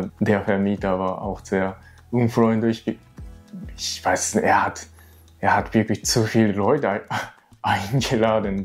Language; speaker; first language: German; non-native, learner; Japanese